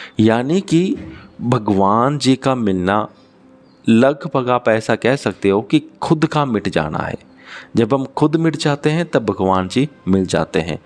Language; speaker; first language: Hindi; non-native, local second language; Punjabi